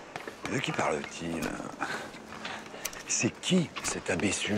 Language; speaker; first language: French; native; French